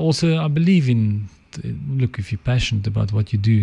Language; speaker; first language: English; non-native, local second language; Afrikaans